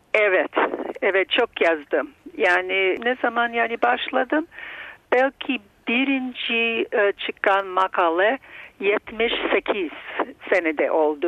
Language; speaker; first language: Turkish; non-native, fluent; Bulgarian